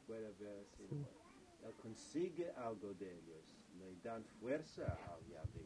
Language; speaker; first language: Spanish; non-native, fluent; English